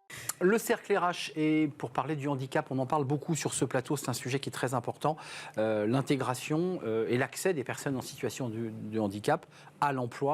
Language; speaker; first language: French; native; French